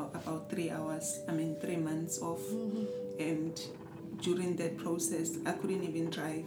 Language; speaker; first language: English; non-native, local second language; Southern Sotho